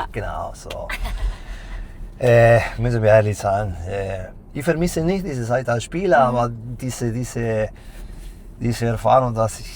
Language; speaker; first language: German; non-native, fluent; Spanish